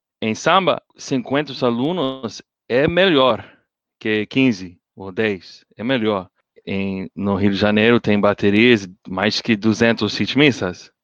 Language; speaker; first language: Portuguese; non-native, learner; English